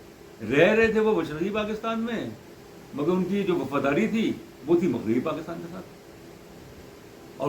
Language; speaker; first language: Urdu; native; Urdu